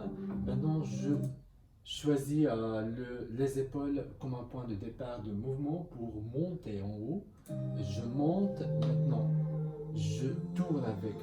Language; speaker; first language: French; non-native, learner; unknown